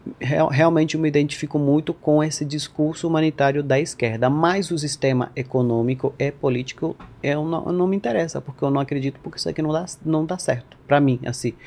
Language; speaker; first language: Portuguese; non-native, fluent; Spanish